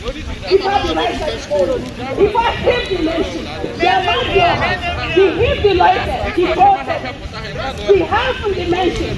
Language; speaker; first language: German; non-native, learner; Yoruba